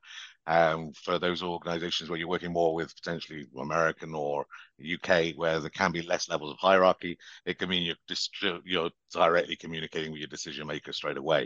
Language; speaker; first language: English; native; English